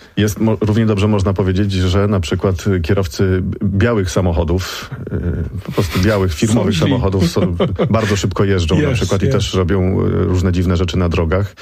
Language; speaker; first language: Polish; native; Polish